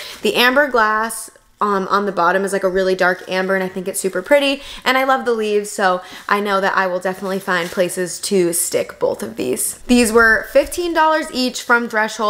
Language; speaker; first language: English; native; English